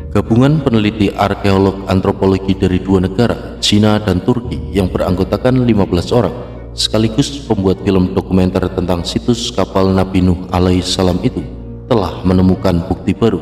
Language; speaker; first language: Indonesian; native; Indonesian